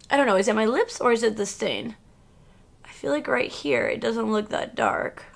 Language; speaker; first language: English; early bilingual, other home language; Spanish